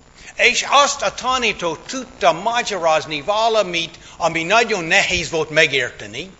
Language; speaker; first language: Hungarian; non-native, fluent; English